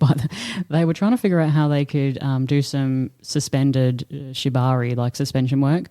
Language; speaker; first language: English; native; English